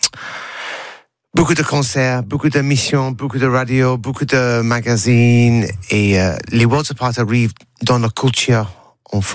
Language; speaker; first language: French; non-native, learner; English